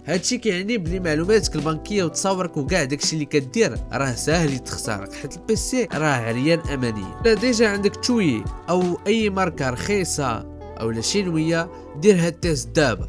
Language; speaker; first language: Arabic; native; Arabic